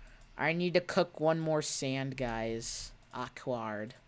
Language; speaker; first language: English; native; English